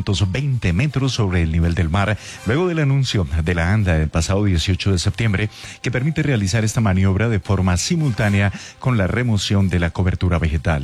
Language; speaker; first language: Spanish; native; Spanish